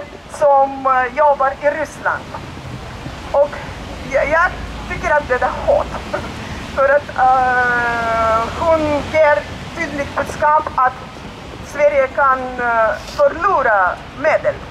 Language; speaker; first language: Swedish; non-native, learner; Russian